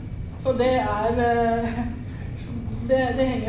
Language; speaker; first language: Norwegian; non-native, fluent; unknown